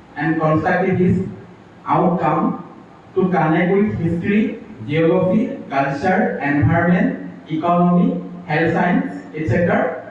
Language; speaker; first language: English; non-native, local second language; Assamese